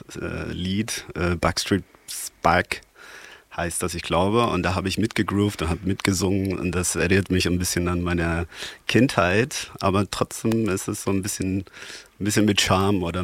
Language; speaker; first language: German; non-native, fluent; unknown